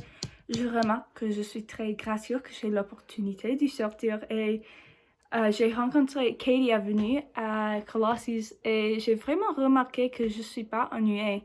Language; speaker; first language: French; non-native, learner; English